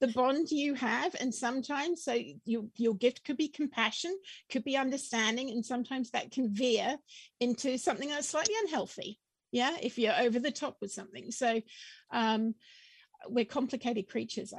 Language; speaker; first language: English; native; English